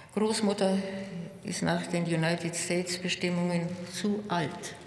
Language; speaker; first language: German; native; German